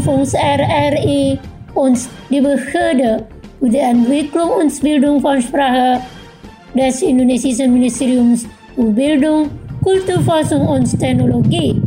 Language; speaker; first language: German; non-native, fluent; Indonesian